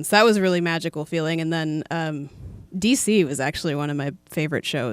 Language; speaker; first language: English; native; English